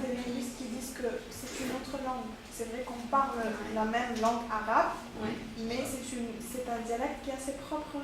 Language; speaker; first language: French; non-native, fluent; Arabic